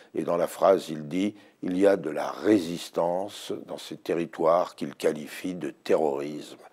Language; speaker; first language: French; native; French